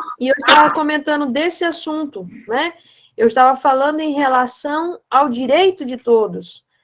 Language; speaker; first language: Portuguese; non-native, fluent; Spanish